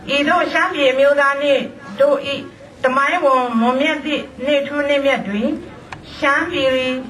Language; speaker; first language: Burmese; non-native, local second language; Shan